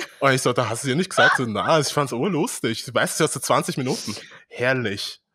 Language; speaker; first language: German; native; German